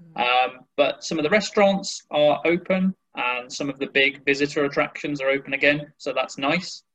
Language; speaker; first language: English; native; English